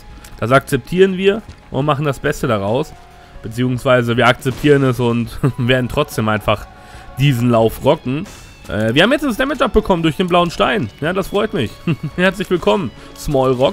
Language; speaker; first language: German; native; German